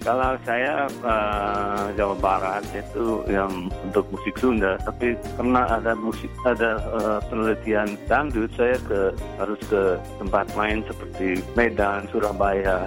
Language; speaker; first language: Indonesian; non-native, fluent; English